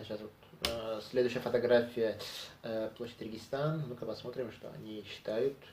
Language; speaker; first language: Russian; non-native, local second language; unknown